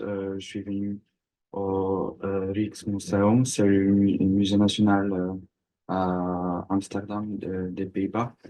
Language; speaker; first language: French; non-native, learner; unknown